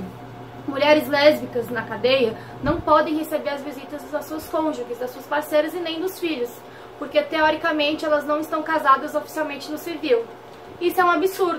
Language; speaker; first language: Portuguese; native; Portuguese